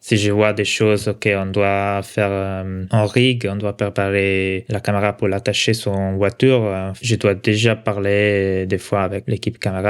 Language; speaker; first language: French; non-native, local second language; Italian